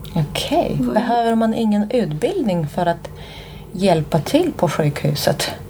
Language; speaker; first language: Swedish; non-native, fluent; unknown